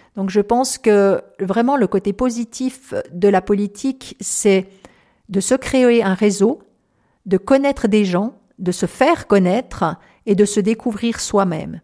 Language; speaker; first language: French; native; French